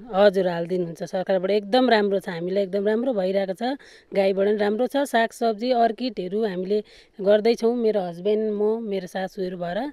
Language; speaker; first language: Nepali; native; Nepali